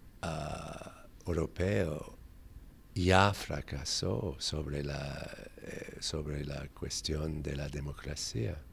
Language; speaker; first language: Spanish; non-native, fluent; English